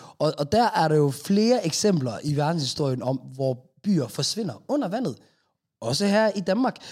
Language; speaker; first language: Danish; native; Danish